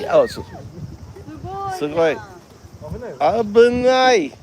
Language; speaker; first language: Japanese; non-native, learner; English